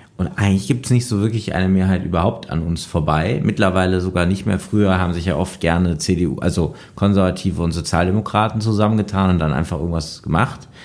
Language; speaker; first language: German; native; German